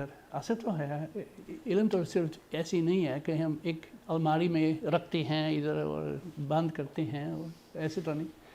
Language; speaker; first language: Hindi; non-native, fluent; English